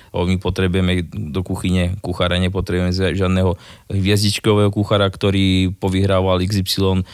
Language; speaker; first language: Slovak; native; Slovak